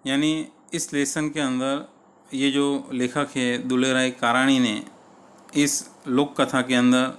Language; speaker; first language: Hindi; non-native, local second language; Gujarati